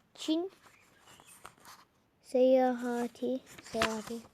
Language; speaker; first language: Turkish; native; Turkish